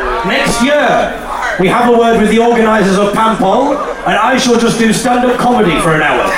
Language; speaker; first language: English; native; English